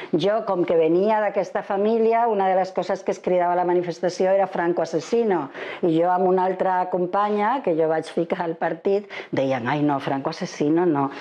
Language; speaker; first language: Catalan; non-native, fluent; Spanish